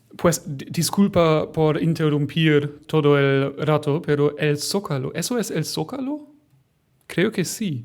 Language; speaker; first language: Spanish; non-native, fluent; German